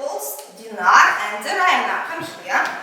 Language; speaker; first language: English; non-native, learner; Kazakh